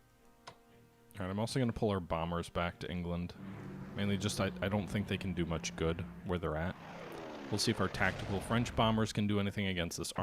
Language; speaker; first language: English; native; English